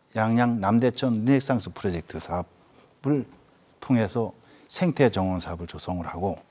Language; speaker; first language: Korean; native; Korean